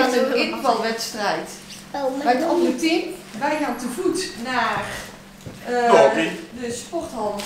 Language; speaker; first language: Dutch; native; Dutch